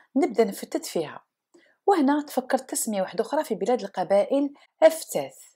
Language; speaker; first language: Arabic; non-native, local second language; Kabyle